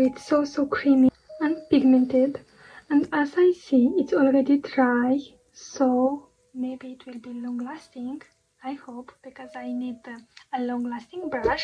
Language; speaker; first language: English; non-native, fluent; Romanian